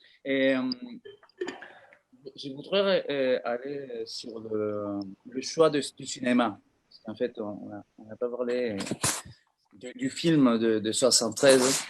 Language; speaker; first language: French; non-native, fluent; Spanish